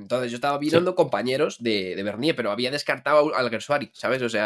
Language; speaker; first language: Spanish; native; Spanish